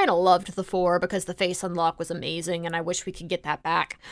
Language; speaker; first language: English; native; English